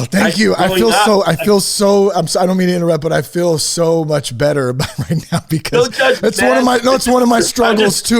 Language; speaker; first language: English; native; English